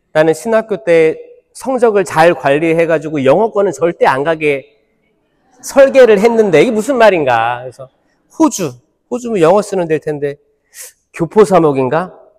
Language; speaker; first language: Korean; native; Korean